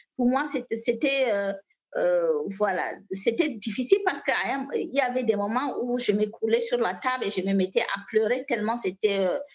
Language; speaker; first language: French; non-native, local second language; Fula